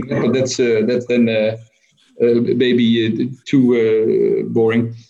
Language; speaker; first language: English; non-native, fluent; Dutch